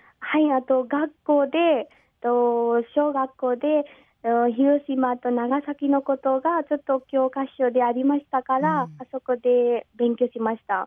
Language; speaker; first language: Japanese; non-native, learner; Nepali